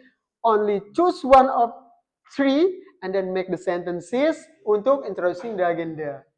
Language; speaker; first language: English; non-native, fluent; Indonesian